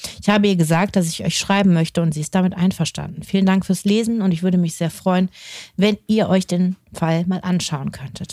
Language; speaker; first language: German; native; German